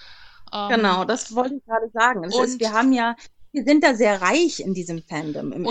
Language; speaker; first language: German; native; German